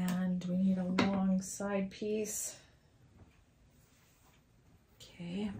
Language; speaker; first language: English; native; English